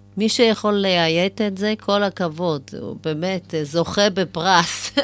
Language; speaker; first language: Hebrew; non-native, fluent; German